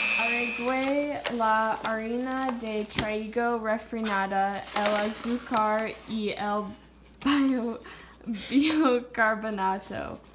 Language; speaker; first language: Spanish; non-native, learner; English